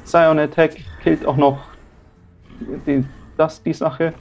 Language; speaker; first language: German; native; German